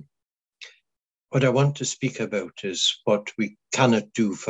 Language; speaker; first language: English; non-native, local second language; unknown